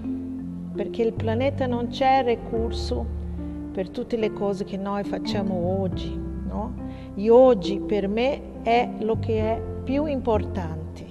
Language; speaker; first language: Italian; non-native, fluent; Portuguese